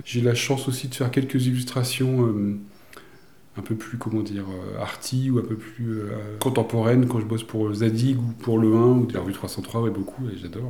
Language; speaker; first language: French; native; French